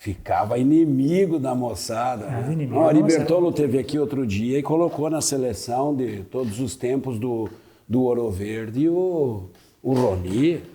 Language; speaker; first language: Portuguese; native; Portuguese